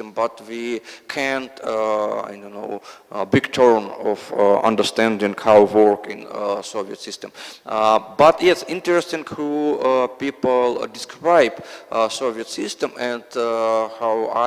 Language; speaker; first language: English; non-native, learner; Russian